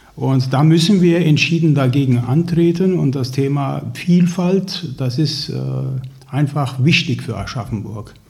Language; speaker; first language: German; early bilingual, other home language; Turkish